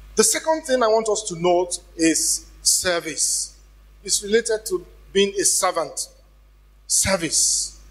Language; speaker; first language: English; non-native, local second language; Yoruba